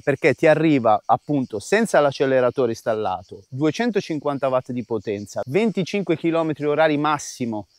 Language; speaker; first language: Italian; native; Italian